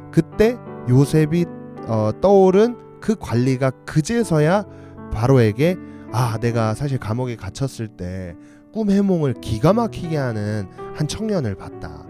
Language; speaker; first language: Korean; native; Korean